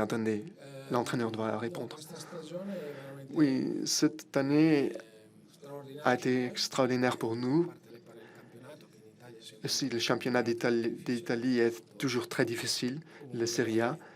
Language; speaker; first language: French; non-native, fluent; Italian